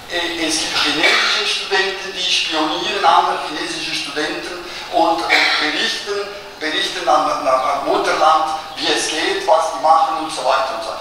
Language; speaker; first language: German; non-native, local second language; Italian